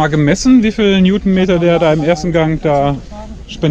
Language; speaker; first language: German; native; German